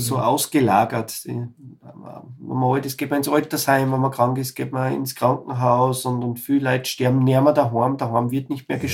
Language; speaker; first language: German; native; German